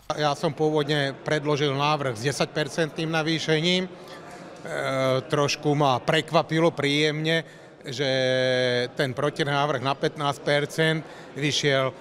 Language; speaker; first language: Slovak; native; Slovak